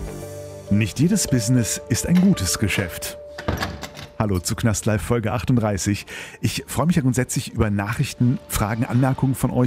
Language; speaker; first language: German; native; German